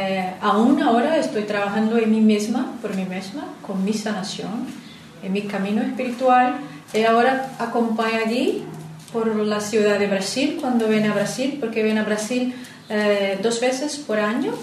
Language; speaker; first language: Spanish; non-native, learner; Portuguese